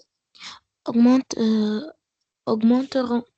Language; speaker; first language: French; non-native, learner; Arabic